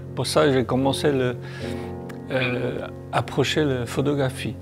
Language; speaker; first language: French; non-native, learner; Chinese